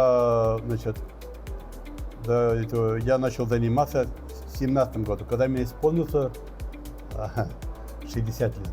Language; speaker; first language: Russian; non-native, local second language; Tatar